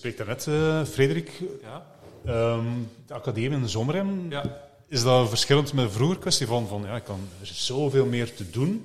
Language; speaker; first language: Dutch; native; Dutch